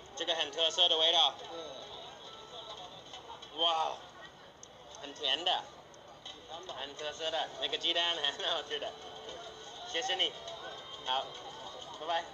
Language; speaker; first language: Chinese; non-native, learner; English